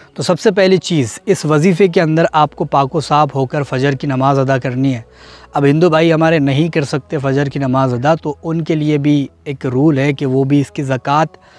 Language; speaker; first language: Hindi; native; Hindi